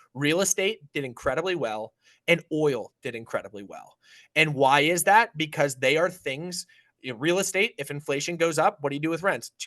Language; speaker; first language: English; native; English